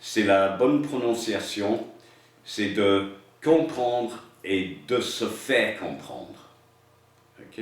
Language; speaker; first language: French; non-native, fluent; English